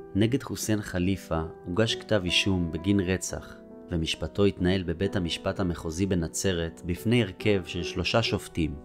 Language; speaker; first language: Hebrew; native; Hebrew